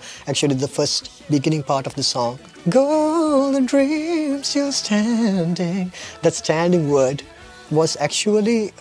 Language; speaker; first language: English; non-native, local second language; Sinhala